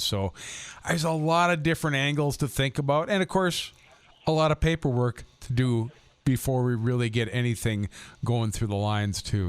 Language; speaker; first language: English; native; English